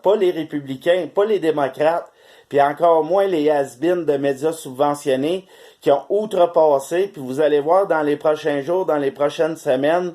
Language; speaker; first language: French; native; French